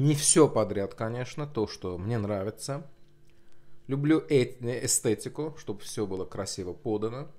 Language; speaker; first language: Russian; non-native, local second language; Azerbaijani